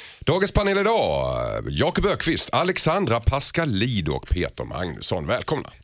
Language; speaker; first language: Swedish; native; Swedish